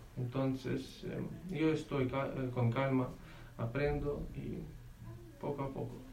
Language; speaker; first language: Spanish; non-native, learner; Ukrainian